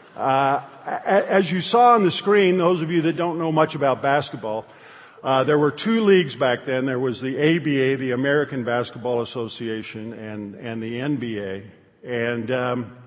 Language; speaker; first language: English; native; English